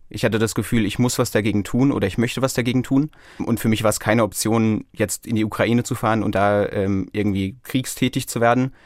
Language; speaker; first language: German; early bilingual, other home language; Russian